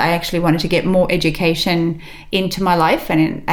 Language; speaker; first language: English; early bilingual, other home language; Macedonian